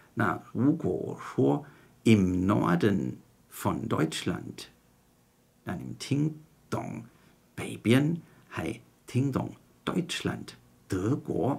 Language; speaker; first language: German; non-native, fluent; Chinese